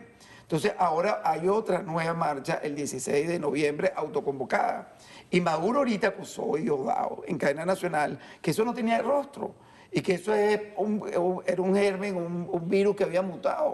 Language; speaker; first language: Spanish; native; Spanish